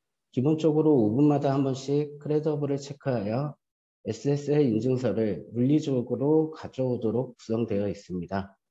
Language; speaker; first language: Korean; native; Korean